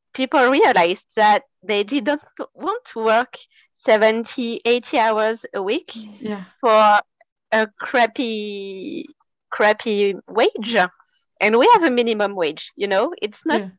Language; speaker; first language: English; non-native, fluent; French